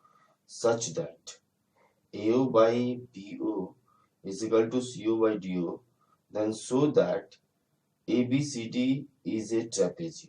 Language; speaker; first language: English; non-native, local second language; Hindi